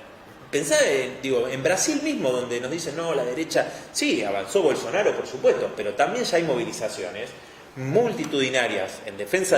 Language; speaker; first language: Spanish; native; Spanish